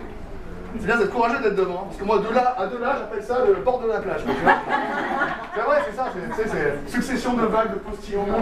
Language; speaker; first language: French; native; French